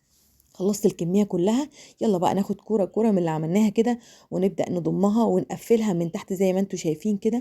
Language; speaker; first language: Arabic; native; Arabic